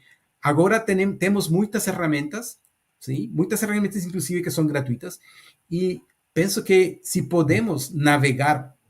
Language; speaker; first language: Portuguese; non-native, learner; Spanish